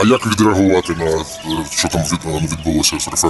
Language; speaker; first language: Russian; native; Russian